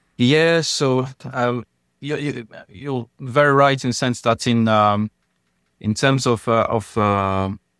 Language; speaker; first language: English; non-native, fluent; French